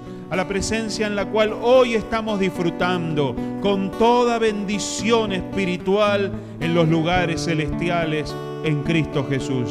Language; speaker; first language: Spanish; native; Spanish